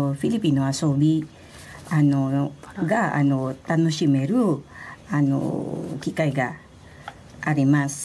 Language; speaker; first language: Japanese; non-native, fluent; Filipino